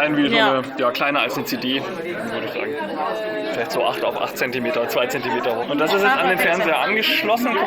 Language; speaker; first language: German; native; German